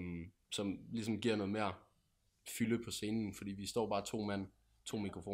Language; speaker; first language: Danish; native; Danish